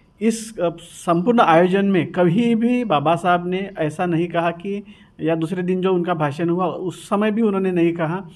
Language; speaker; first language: Hindi; non-native, local second language; Marathi